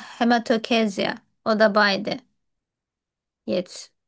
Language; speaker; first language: German; non-native, learner; Turkish